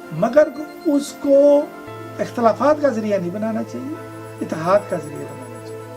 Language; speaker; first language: Urdu; non-native, local second language; Punjabi